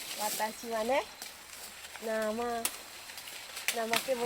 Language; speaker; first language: Japanese; non-native, learner; Thai